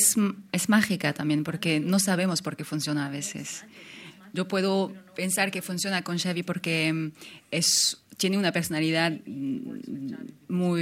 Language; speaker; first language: Spanish; non-native, fluent; French